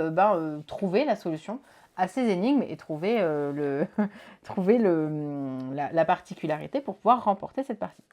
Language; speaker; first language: French; native; French